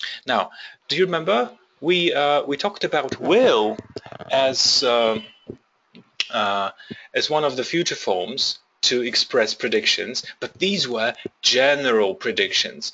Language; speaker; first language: English; non-native, fluent; Polish